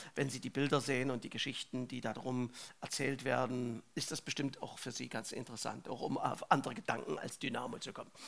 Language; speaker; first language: German; native; German